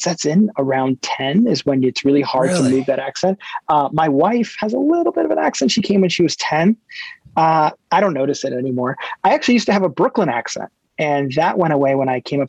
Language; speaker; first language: English; early bilingual, other home language; Hebrew